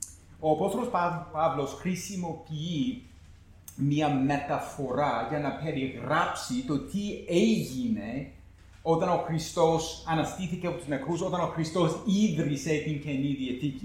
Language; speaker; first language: Greek; non-native, fluent; English